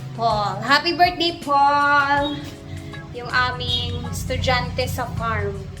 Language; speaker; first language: Filipino; non-native, local second language; Cebuano